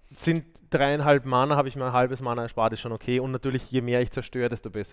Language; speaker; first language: German; native; German